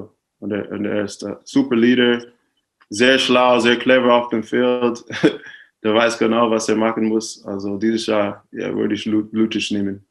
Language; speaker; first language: German; non-native, fluent; English